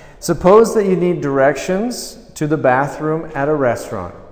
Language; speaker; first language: English; native; English